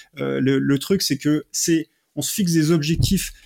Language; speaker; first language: French; native; French